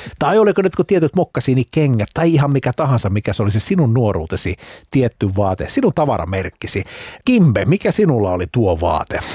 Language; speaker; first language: Finnish; native; Finnish